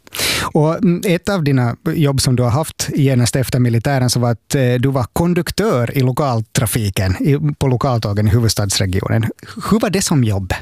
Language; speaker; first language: Swedish; native; Swedish